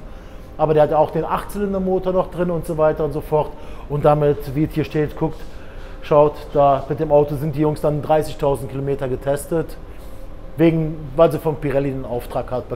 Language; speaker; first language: German; native; German